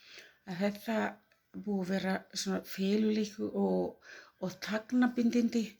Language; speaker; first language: Icelandic; non-native, learner; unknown